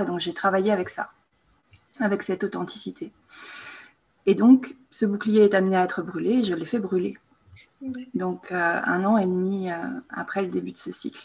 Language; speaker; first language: French; native; French